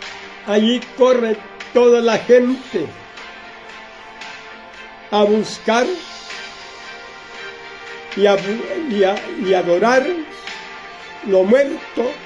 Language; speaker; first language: Spanish; native; Spanish